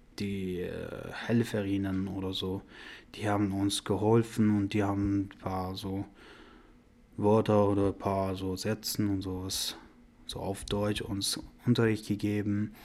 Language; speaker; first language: German; non-native, learner; Persian